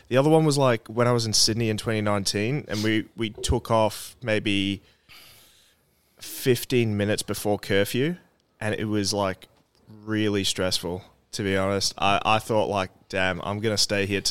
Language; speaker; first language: English; native; English